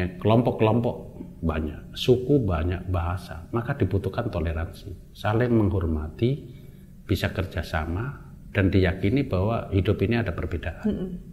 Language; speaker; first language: Indonesian; non-native, local second language; Javanese